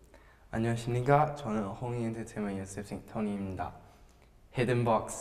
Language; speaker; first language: Korean; non-native, learner; Chinese